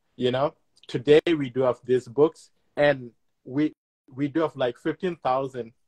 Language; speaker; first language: English; non-native, fluent; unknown